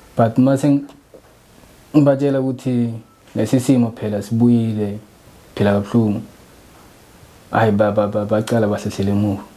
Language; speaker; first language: Zulu; non-native, local second language; Northern Sotho